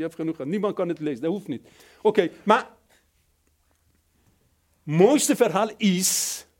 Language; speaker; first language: Dutch; non-native, fluent; Persian